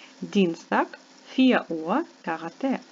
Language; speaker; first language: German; non-native, fluent; Ukrainian